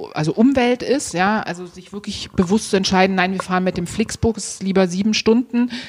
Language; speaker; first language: German; native; German